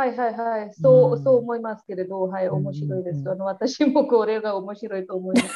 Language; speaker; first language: Japanese; non-native, learner; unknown